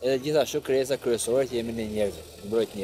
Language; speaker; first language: Albanian; early bilingual, heritage; Albanian